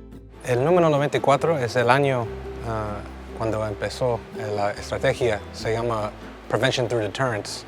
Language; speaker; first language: Spanish; early bilingual, heritage; Spanish